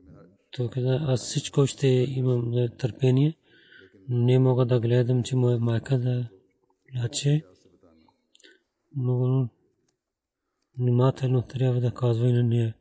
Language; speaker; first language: Bulgarian; non-native, learner; Urdu